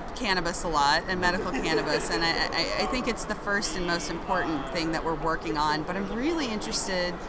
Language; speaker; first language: English; native; English